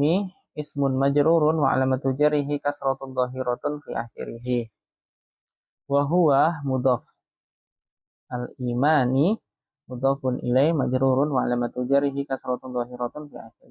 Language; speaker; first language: Arabic; non-native, fluent; Indonesian